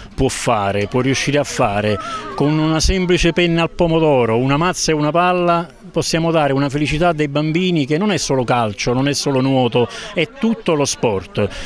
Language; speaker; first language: Italian; native; Italian